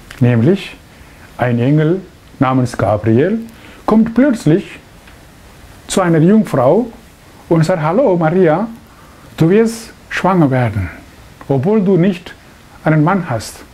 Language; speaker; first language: German; non-native, fluent; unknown